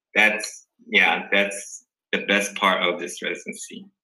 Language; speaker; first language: English; early bilingual, other home language; Korean